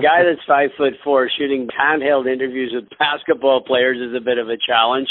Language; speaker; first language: English; native; English